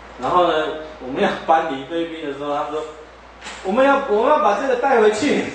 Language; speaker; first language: Chinese; native; Chinese